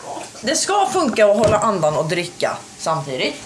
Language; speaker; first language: Swedish; native; Swedish